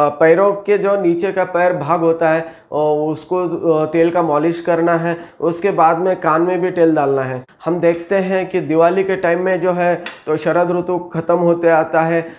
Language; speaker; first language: Hindi; non-native, local second language; Marathi